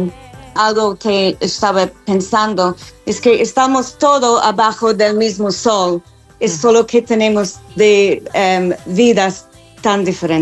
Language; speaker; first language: Spanish; non-native, learner; English